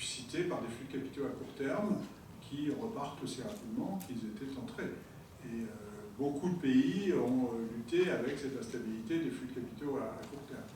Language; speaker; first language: French; native; French